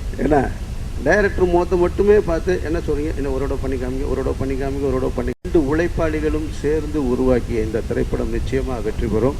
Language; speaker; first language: Tamil; native; Tamil